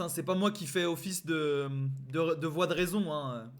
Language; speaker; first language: French; native; French